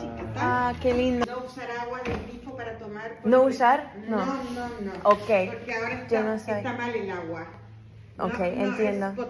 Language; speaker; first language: Spanish; non-native, learner; English